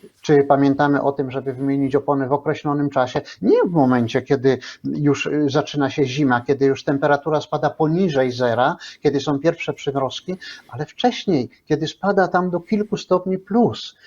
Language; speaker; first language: Polish; native; Polish